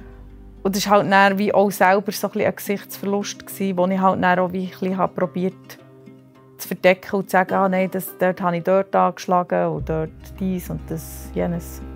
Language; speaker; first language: German; native; German